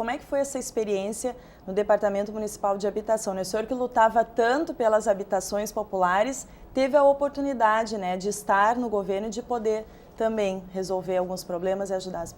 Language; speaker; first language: Portuguese; native; Portuguese